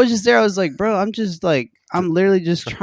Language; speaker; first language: English; native; English